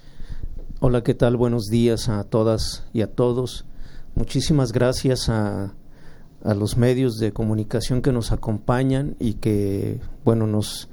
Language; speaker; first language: Spanish; native; Spanish